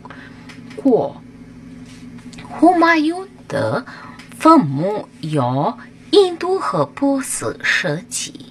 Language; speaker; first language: Chinese; non-native, learner; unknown